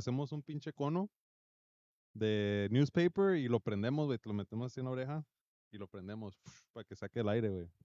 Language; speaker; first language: Spanish; early bilingual, heritage; Spanish